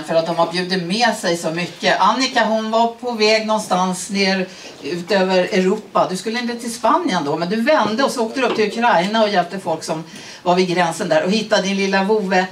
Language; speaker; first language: Swedish; native; Swedish